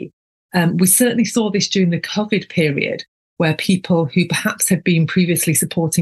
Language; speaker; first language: English; native; English